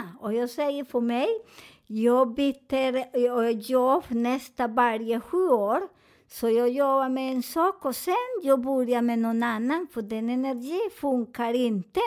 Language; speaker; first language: Swedish; non-native, learner; Spanish